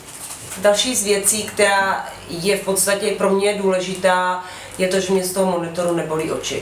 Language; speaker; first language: Czech; native; Czech